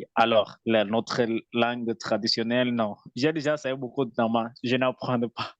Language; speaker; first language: French; non-native, learner; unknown